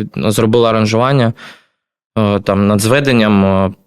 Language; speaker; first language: Ukrainian; non-native, local second language; Russian